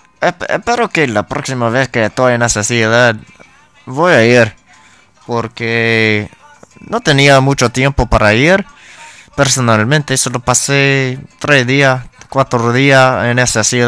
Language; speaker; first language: Spanish; non-native, learner; English